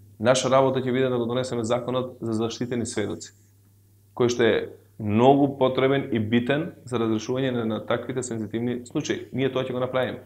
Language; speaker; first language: Macedonian; non-native, local second language; Albanian